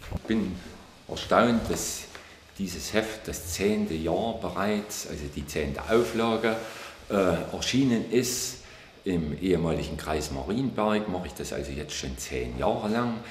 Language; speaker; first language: German; native; German